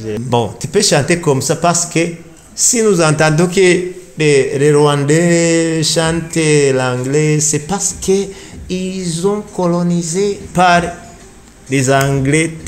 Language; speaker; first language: French; non-native, learner; Rundi